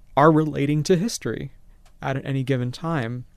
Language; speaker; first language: English; native; English